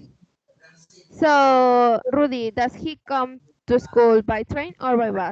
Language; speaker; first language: English; non-native, fluent; Spanish